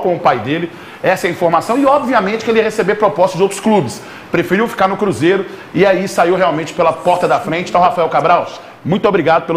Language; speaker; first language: Portuguese; native; Portuguese